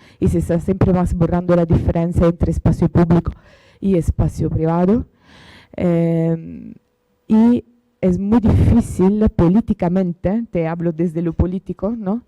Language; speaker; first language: Spanish; non-native, fluent; Italian